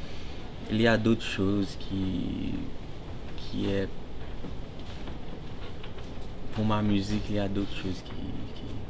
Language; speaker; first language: French; non-native, local second language; Haitian Creole